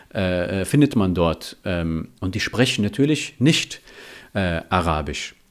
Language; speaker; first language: German; early bilingual, other home language; Riffian